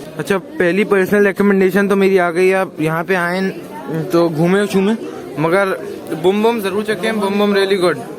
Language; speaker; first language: Urdu; native; Urdu